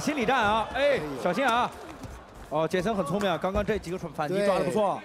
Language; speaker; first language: Chinese; native; Chinese